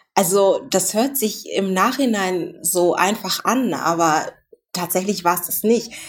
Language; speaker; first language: German; native; German